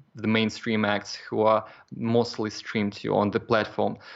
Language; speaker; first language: English; non-native, fluent; Russian